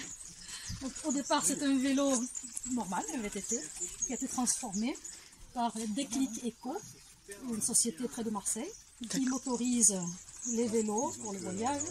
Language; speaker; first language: French; native; French